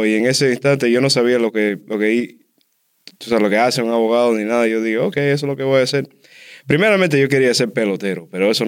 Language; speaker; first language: Spanish; early bilingual, heritage; Spanish